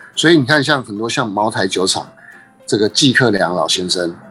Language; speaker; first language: Chinese; native; Chinese